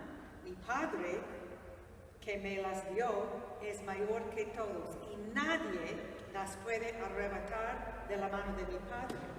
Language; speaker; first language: Spanish; non-native, fluent; English